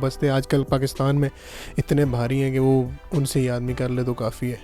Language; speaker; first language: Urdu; non-native, local second language; Punjabi